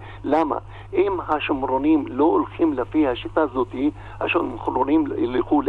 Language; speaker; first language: Hebrew; non-native, local second language; Arabic